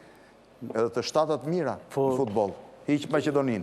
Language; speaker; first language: Albanian; native; Albanian